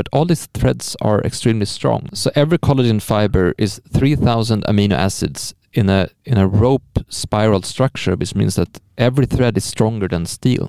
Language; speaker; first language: English; non-native, fluent; Swedish